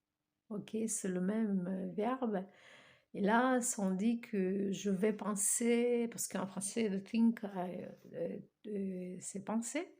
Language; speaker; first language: French; non-native, fluent; Russian